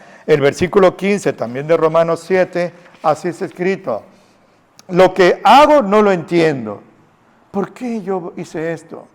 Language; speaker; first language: Spanish; native; Spanish